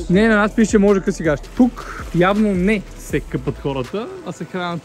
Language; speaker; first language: Bulgarian; native; Bulgarian